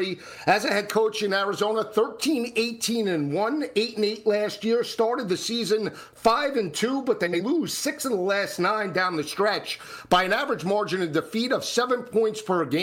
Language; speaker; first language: English; native; English